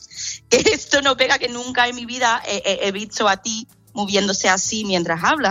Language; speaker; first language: Spanish; non-native, fluent; English